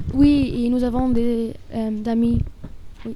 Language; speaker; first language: French; non-native, learner; German